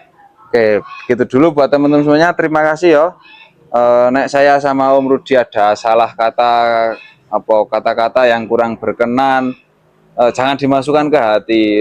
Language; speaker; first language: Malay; non-native, local second language; Javanese